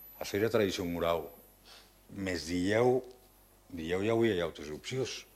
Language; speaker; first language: Catalan; non-native, local second language; Occitan